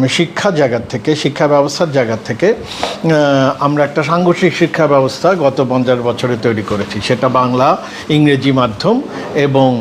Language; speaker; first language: Bangla; native; Bangla